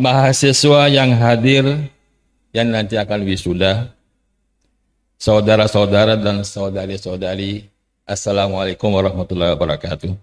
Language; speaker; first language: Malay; non-native, fluent; Javanese